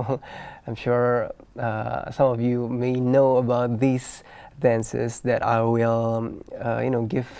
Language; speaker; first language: English; non-native, fluent; Indonesian